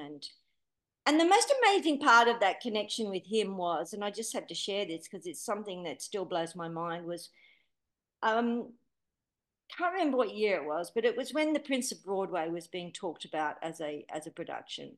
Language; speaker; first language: English; native; English